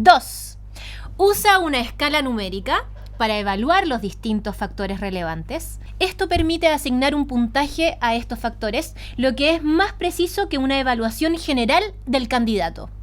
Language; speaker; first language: Spanish; native; Spanish